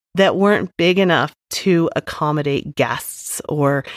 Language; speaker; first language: English; native; English